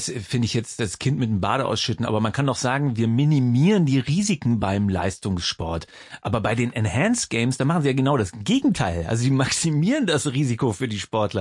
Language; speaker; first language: German; native; German